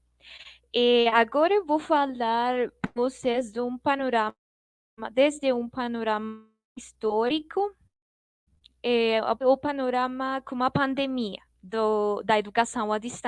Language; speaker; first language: Portuguese; non-native, fluent; Spanish